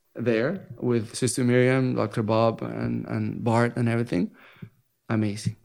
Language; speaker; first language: English; non-native, fluent; Spanish